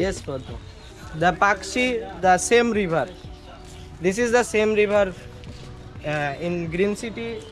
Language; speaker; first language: English; non-native, learner; Bangla